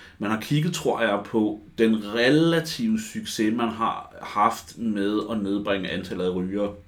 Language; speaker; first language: Danish; native; Danish